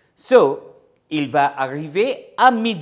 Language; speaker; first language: French; non-native, fluent; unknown